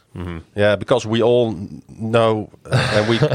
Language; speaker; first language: English; non-native, fluent; Dutch